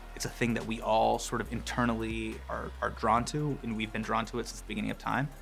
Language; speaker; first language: English; native; English